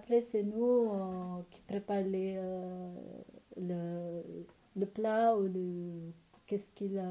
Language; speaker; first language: French; non-native, learner; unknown